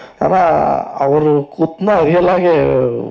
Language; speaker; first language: Tamil; non-native, learner; Kannada